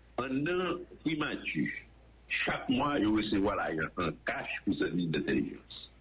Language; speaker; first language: French; non-native, local second language; Haitian Creole